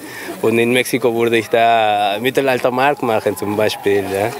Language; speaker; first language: German; non-native, fluent; Spanish